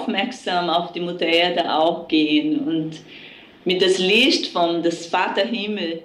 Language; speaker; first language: German; non-native, fluent; Portuguese